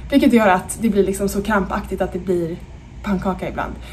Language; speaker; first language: Swedish; native; Swedish